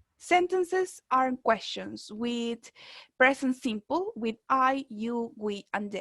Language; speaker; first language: English; non-native, fluent; Spanish